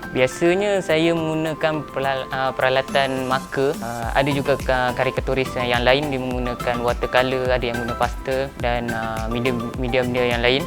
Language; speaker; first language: Malay; native; Malay